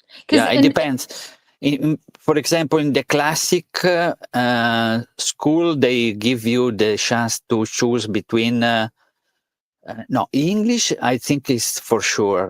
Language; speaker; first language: English; non-native, learner; Italian